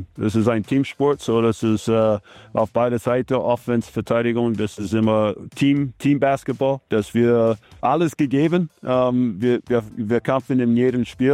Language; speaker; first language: German; non-native, learner; English